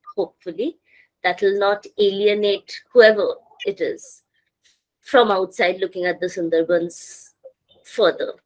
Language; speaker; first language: English; non-native, local second language; Bangla